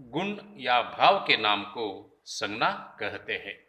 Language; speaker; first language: Hindi; non-native, local second language; Kannada